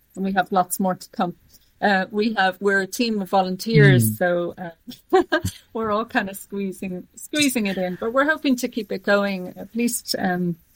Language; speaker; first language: English; native; English